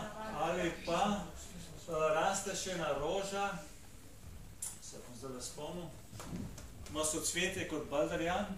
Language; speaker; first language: Slovenian; native; Slovenian